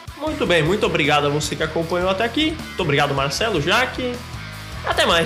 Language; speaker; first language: Portuguese; native; Portuguese